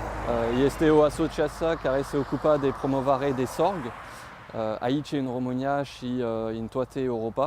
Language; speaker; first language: Romanian; non-native, fluent; French